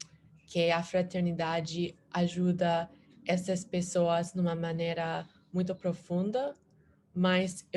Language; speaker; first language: Portuguese; non-native, learner; English